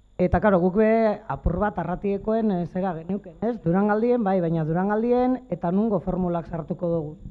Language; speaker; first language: Basque; native; Basque